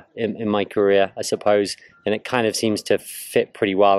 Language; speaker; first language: English; native; English